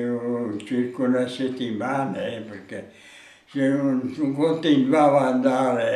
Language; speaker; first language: Italian; non-native, local second language; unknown